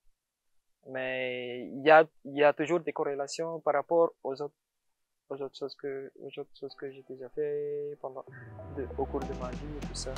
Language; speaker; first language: French; non-native, local second language; Malagasy